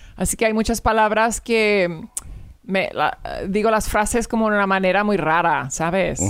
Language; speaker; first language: Spanish; early bilingual, heritage; Spanish